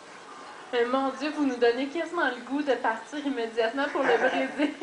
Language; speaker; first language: French; native; French